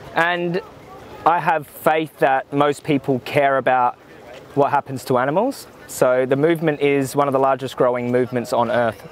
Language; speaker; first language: English; native; English